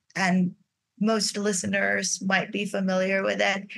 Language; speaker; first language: English; non-native, fluent; Portuguese